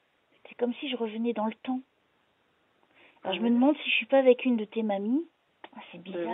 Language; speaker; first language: French; native; French